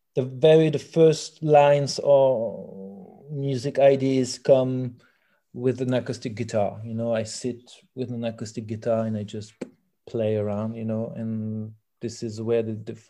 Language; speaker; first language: English; non-native, fluent; French